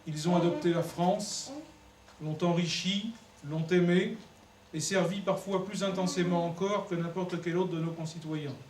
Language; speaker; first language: French; native; French